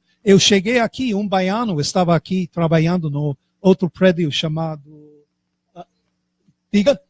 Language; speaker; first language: Portuguese; non-native, fluent; English